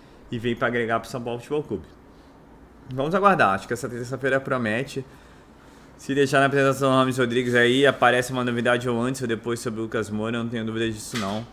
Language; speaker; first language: Portuguese; native; Portuguese